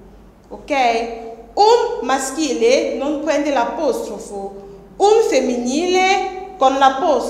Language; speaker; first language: Italian; non-native, fluent; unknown